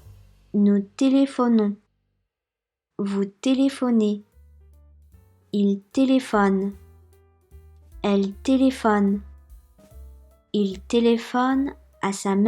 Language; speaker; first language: French; non-native, fluent; Japanese